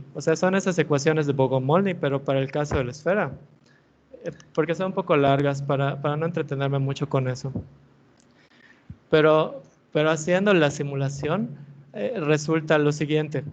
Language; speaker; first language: Spanish; native; Spanish